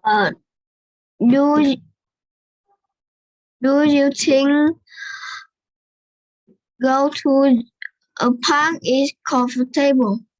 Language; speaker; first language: English; non-native, learner; Vietnamese